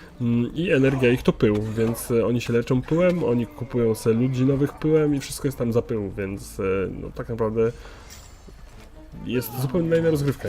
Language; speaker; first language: Polish; native; Polish